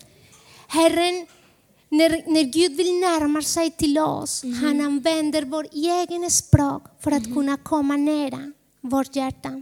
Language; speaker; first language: Swedish; non-native, fluent; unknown